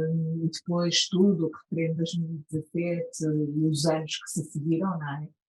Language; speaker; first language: Portuguese; native; Portuguese